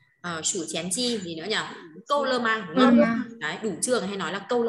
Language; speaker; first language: Vietnamese; native; Vietnamese